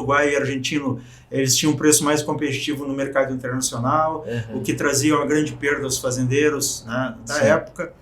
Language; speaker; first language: Portuguese; native; Portuguese